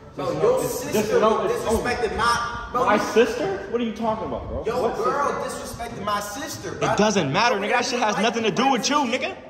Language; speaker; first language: English; native; English